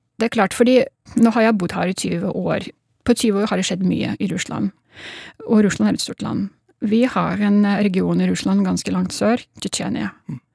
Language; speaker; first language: Norwegian; non-native, fluent; Russian